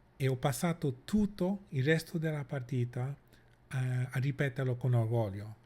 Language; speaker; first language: Italian; non-native, fluent; English